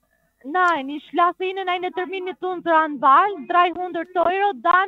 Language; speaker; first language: German; non-native, learner; Italian